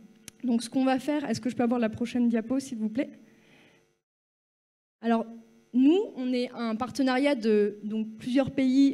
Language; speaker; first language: French; native; French